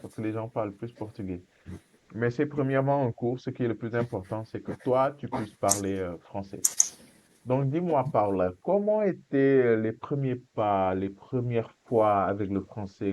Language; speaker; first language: French; non-native, fluent; Portuguese